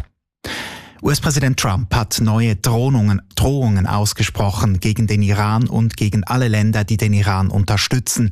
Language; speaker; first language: German; native; German